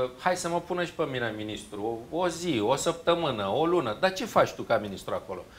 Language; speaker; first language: Romanian; native; Romanian